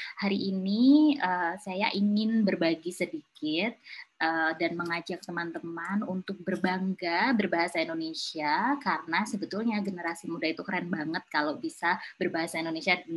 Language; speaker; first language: Indonesian; native; Indonesian